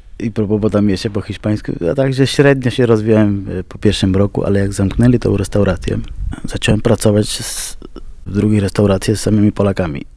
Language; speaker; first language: Polish; non-native, fluent; Spanish